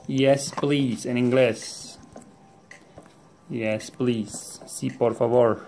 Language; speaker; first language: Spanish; non-native, learner; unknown